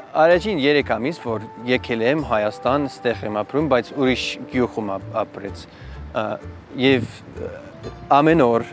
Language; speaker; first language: Armenian; non-native, learner; English